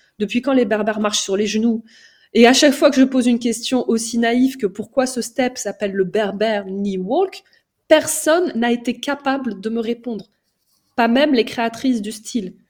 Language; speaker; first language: French; native; French